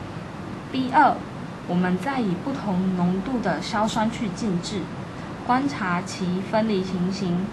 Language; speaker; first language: Chinese; native; Chinese